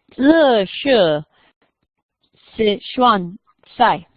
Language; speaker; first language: Chinese; non-native, learner; English